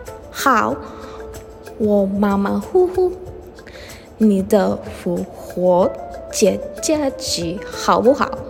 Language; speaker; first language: Chinese; non-native, learner; English